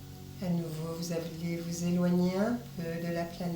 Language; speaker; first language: French; native; French